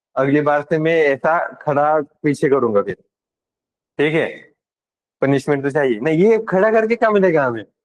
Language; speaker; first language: Hindi; non-native, local second language; Marathi